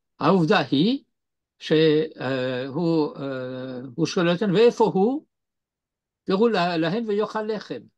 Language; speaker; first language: Hebrew; non-native, fluent; French